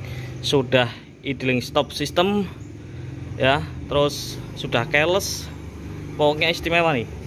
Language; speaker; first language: Indonesian; native; Indonesian